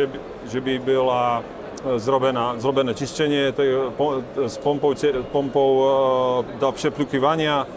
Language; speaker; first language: Polish; non-native, learner; Slovak